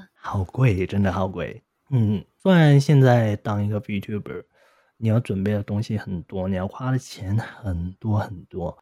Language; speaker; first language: Chinese; non-native, local second language; Cantonese